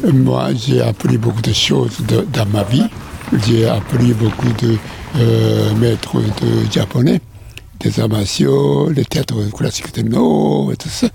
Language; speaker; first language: French; non-native, learner; Japanese